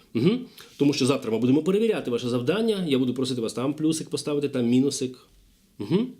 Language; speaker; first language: Ukrainian; non-native, local second language; Russian